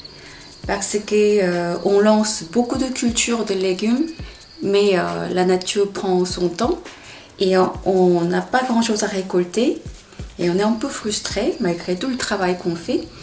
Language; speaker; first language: French; non-native, fluent; Korean